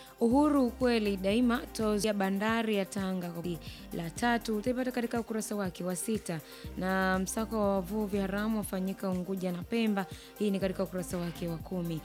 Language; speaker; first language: Swahili; native; Swahili